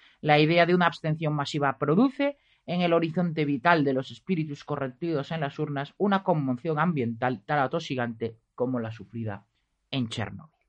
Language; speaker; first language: Spanish; native; Spanish